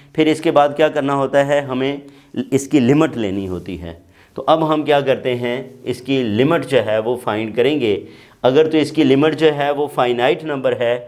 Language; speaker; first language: Urdu; non-native, local second language; Punjabi